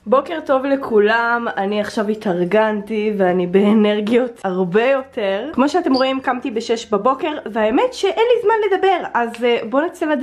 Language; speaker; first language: Hebrew; native; Hebrew